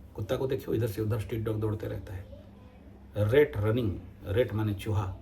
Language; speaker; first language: Hindi; non-native, local second language; Odia